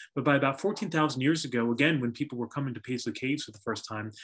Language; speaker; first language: English; native; English